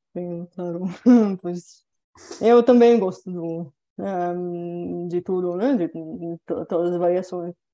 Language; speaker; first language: Portuguese; non-native, fluent; Bulgarian